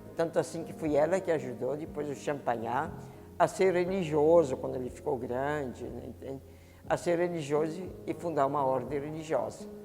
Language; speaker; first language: Portuguese; early bilingual, other home language; Italian